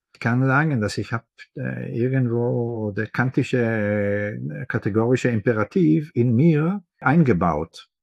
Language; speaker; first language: German; non-native, fluent; Hebrew